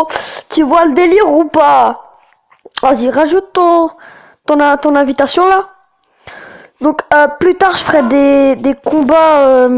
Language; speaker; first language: French; native; French